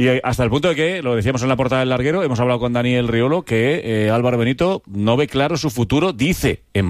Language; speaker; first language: Spanish; native; Spanish